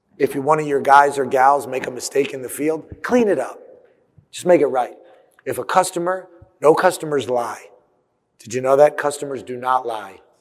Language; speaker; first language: English; early bilingual, other home language; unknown